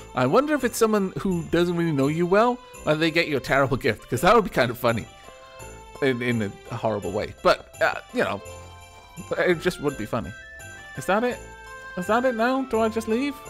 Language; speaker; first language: English; native; English